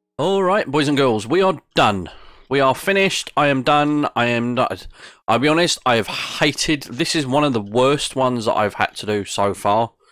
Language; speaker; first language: English; native; English